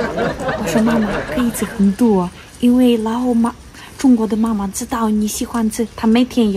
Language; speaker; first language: Chinese; non-native, learner; Ukrainian